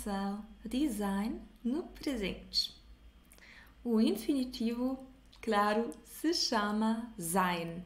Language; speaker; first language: Portuguese; non-native, fluent; German